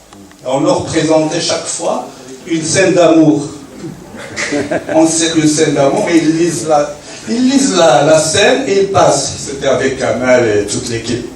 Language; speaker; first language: French; non-native, local second language; Arabic